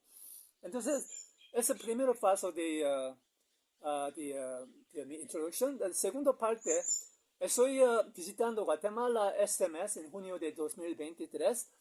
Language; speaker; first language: Spanish; non-native, learner; Korean